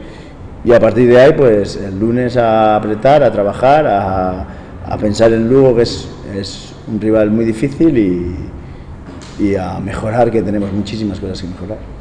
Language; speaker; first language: Spanish; native; Spanish